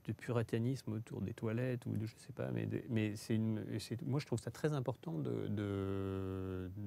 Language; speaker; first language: French; native; French